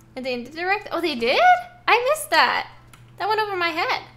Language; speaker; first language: English; non-native, fluent; Norwegian